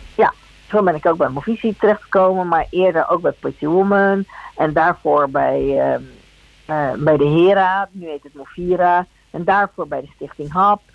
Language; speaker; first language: Dutch; early bilingual, other home language; Spanish